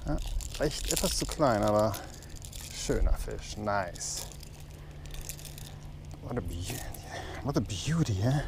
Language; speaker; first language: German; native; German